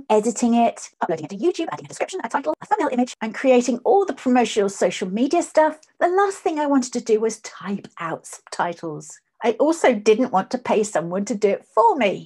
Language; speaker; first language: English; native; English